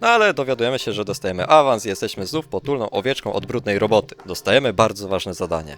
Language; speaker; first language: Polish; native; Polish